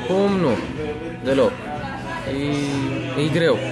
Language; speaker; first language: Romanian; early bilingual, heritage; Romanian